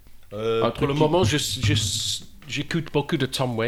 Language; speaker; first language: French; non-native, learner; English